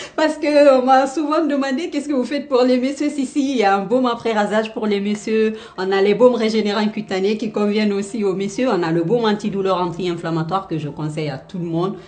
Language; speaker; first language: French; non-native, local second language; Fula